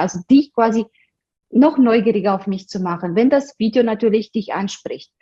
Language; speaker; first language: German; non-native, fluent; Romanian